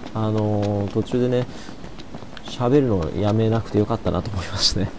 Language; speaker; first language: Japanese; native; Japanese